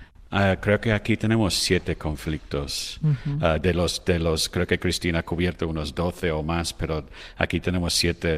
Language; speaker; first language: Spanish; non-native, fluent; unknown